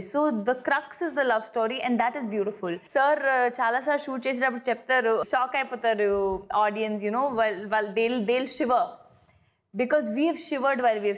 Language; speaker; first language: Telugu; non-native, fluent; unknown